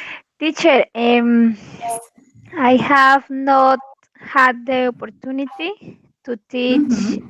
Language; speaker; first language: English; non-native, learner; Spanish